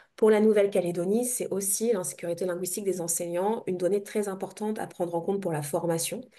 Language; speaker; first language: French; native; French